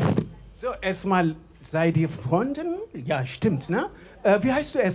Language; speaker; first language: German; non-native, fluent; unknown